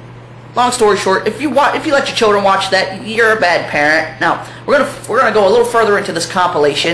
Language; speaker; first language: English; native; English